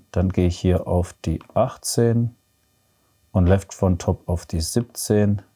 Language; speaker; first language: German; native; German